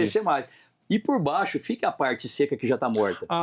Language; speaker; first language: Portuguese; native; Portuguese